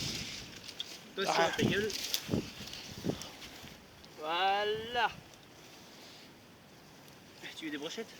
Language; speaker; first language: French; native; French